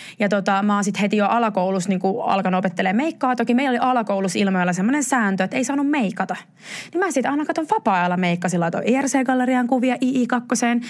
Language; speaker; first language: Finnish; native; Finnish